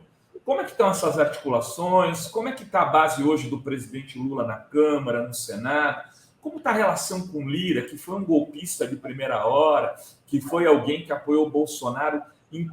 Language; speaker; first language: Portuguese; native; Portuguese